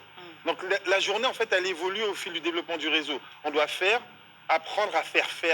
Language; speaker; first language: French; native; French